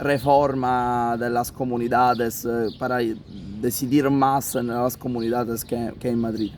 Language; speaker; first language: Spanish; non-native, fluent; Italian